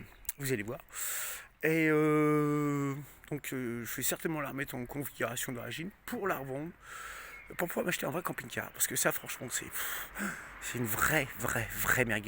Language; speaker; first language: French; native; French